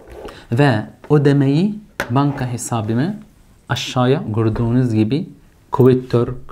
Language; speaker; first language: Turkish; non-native, fluent; Arabic